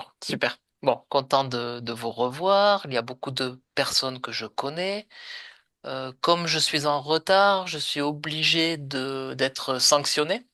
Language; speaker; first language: French; native; French